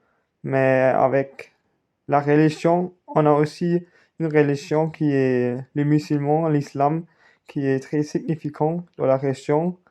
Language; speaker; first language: French; non-native, learner; German